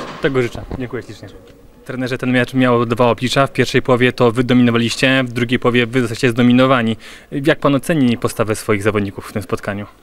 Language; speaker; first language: Polish; native; Polish